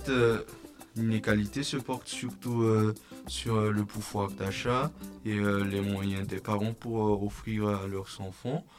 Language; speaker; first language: French; non-native, local second language; Malagasy